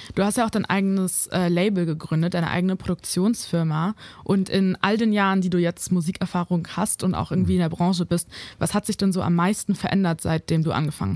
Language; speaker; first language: German; native; German